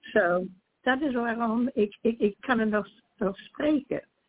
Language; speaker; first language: Dutch; early bilingual, heritage; Dutch